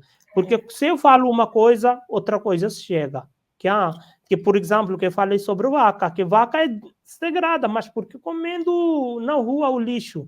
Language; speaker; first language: Portuguese; non-native, learner; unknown